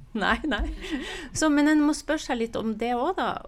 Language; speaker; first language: Norwegian; non-native, fluent; English